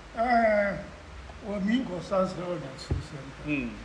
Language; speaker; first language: Chinese; native; Chinese